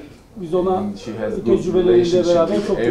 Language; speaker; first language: Turkish; native; Turkish